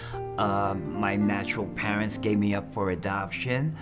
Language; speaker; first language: English; native; English